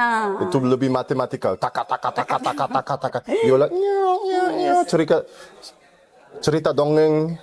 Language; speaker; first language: Indonesian; early bilingual, heritage; German